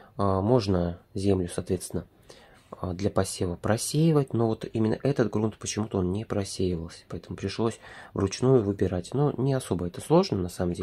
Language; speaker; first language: Russian; native; Russian